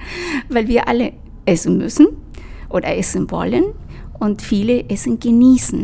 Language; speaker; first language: German; non-native, fluent; Spanish